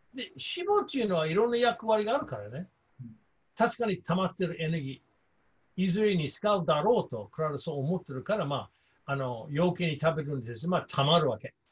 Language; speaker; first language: Japanese; non-native, fluent; English